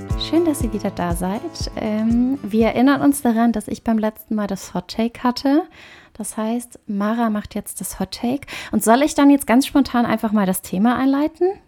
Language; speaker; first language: German; native; German